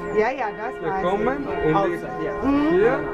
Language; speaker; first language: German; non-native, learner; Greek